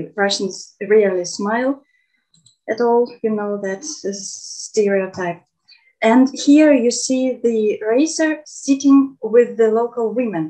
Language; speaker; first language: English; non-native, fluent; Russian